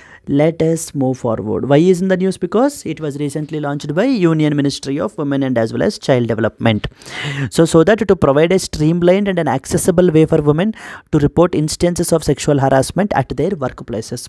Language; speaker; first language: English; non-native, local second language; Telugu